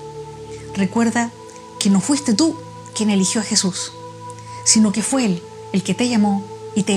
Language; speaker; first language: Spanish; native; Spanish